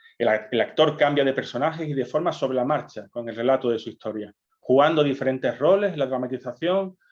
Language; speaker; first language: Spanish; native; Spanish